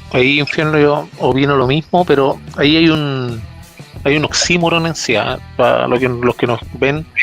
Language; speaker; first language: Spanish; native; Spanish